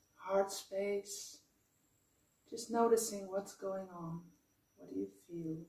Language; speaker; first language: English; non-native, fluent; Dutch